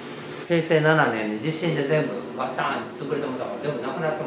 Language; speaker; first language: Japanese; native; Japanese